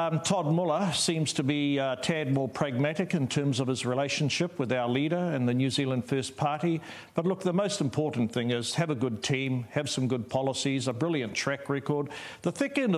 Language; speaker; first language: English; native; English